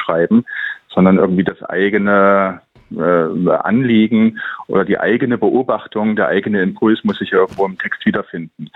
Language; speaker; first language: German; native; German